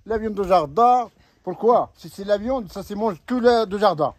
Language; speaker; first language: French; non-native, learner; Arabic